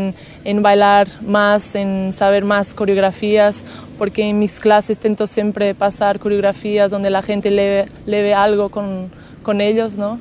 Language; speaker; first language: Spanish; non-native, fluent; Portuguese